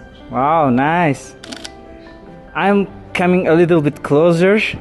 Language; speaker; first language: English; non-native, learner; Turkish